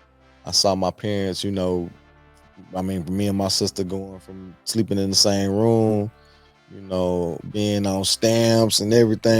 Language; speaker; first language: English; native; English